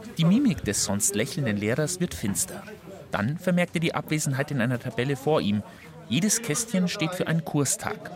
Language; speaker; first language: German; native; German